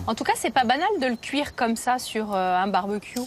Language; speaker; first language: French; native; French